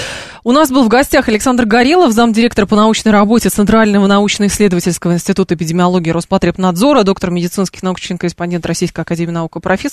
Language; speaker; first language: Russian; native; Russian